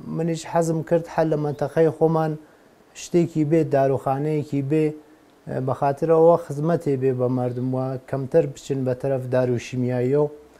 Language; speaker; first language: Central Kurdish; non-native, local second language; Gurani